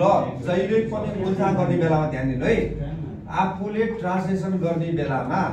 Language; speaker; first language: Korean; non-native, fluent; Nepali